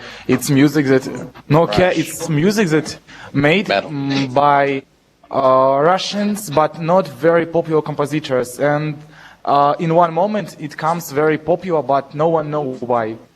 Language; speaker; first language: English; non-native, learner; Russian